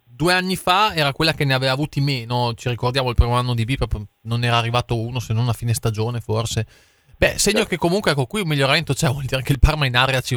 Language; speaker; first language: Italian; native; Italian